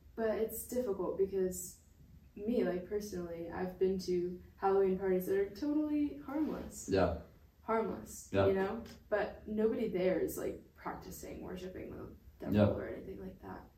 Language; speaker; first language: English; native; English